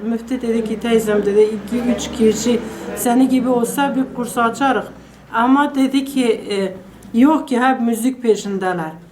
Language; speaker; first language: Turkish; non-native, local second language; Kurdish